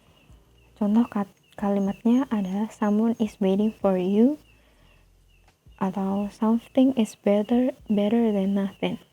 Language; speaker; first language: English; non-native, fluent; Indonesian